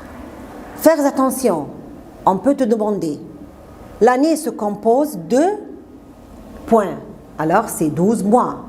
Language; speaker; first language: French; non-native, fluent; Arabic